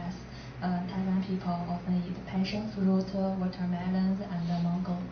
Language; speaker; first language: English; non-native, learner; Chinese